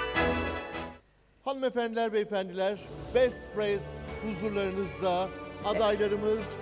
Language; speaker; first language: Turkish; native; Turkish